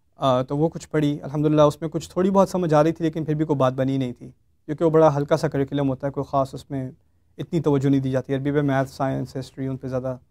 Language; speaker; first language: Urdu; native; Urdu